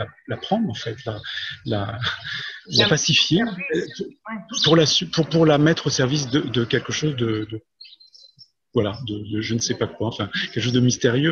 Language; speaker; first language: French; native; French